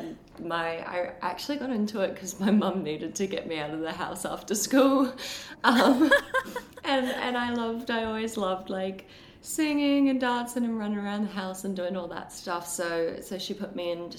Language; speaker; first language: English; native; English